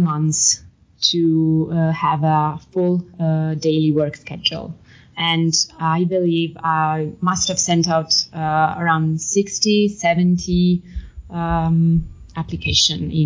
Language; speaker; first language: English; non-native, fluent; Italian